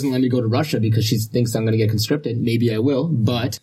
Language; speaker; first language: English; non-native, fluent; Russian